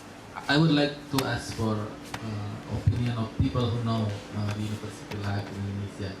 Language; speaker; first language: English; non-native, local second language; Indonesian